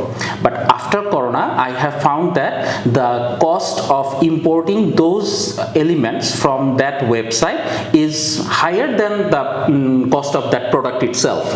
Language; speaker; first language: English; non-native, fluent; Bangla